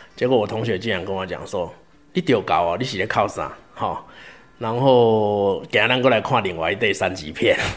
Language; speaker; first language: Chinese; native; Chinese